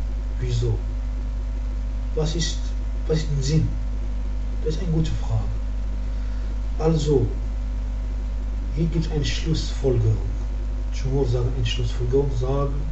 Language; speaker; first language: German; non-native, fluent; Arabic